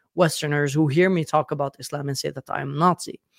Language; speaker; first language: English; non-native, fluent; Arabic